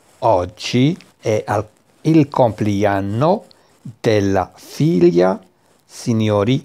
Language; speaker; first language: Italian; non-native, fluent; Arabic